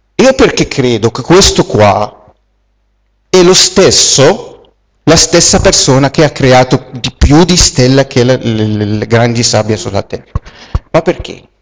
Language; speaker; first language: Italian; non-native, fluent; Arabic